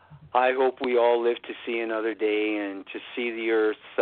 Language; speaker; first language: English; native; English